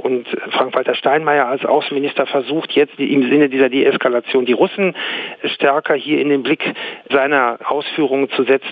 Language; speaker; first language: German; native; German